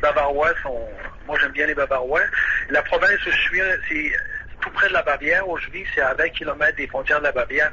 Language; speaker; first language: French; native; French